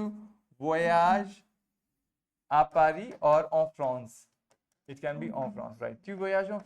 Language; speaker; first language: French; non-native, fluent; Hindi